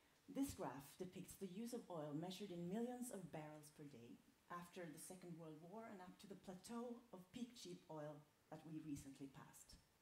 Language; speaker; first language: English; non-native, fluent; Swedish